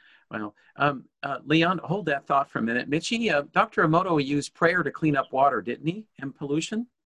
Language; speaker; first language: English; native; English